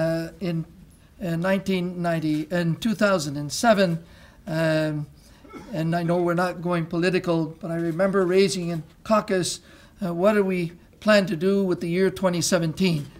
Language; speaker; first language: English; non-native, local second language; French